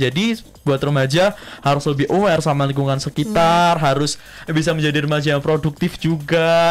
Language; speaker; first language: Indonesian; native; Indonesian